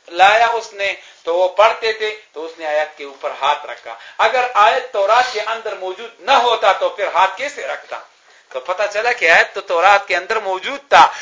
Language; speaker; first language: Urdu; non-native, local second language; Pashto